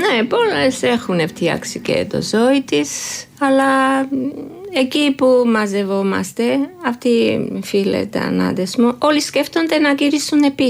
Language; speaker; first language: Greek; non-native, learner; Georgian